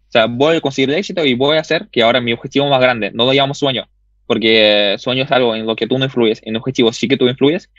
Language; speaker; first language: Spanish; early bilingual, other home language; Russian